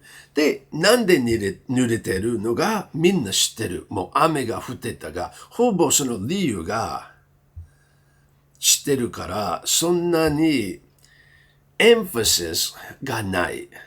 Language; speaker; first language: Japanese; non-native, learner; English